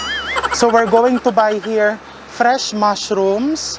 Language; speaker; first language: English; non-native, local second language; Filipino